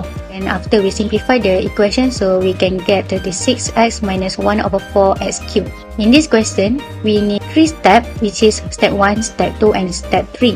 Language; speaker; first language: English; non-native, local second language; Malay